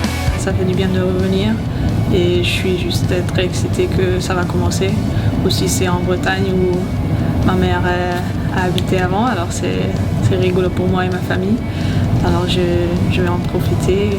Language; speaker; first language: French; early bilingual, heritage; Swedish